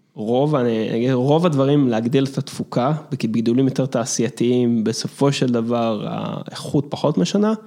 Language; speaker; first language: Hebrew; early bilingual, other home language; English